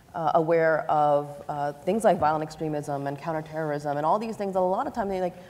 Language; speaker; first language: English; native; English